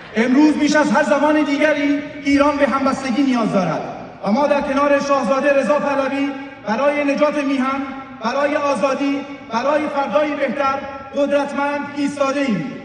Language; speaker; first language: Persian; non-native, local second language; Kurdish